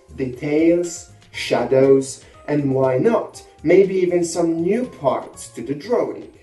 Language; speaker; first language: English; non-native, fluent; Italian